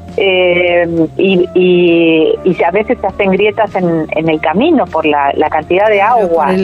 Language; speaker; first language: Spanish; native; Spanish